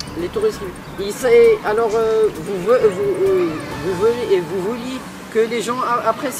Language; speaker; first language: French; non-native, learner; English